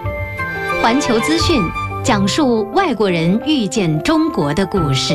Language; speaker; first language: Chinese; native; Chinese